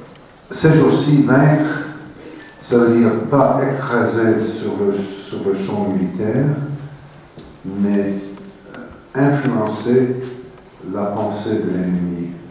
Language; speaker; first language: French; non-native, fluent; English